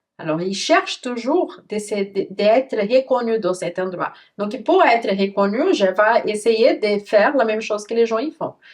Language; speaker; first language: French; non-native, fluent; Portuguese